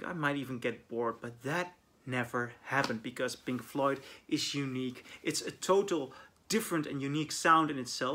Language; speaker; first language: English; non-native, fluent; Dutch